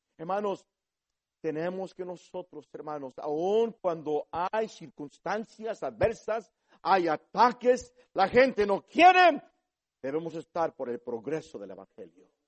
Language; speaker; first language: Spanish; early bilingual, heritage; Spanish